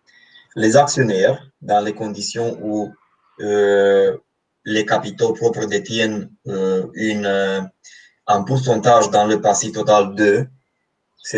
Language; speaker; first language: French; non-native, fluent; Romanian